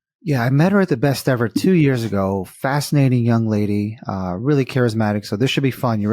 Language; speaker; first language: English; native; English